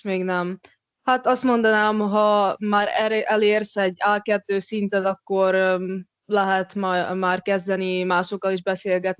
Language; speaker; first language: Hungarian; non-native, local second language; Russian